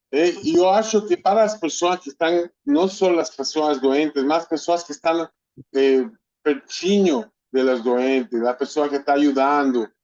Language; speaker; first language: Portuguese; non-native, fluent; Spanish